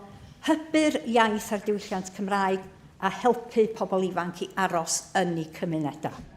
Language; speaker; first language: Welsh; native; Welsh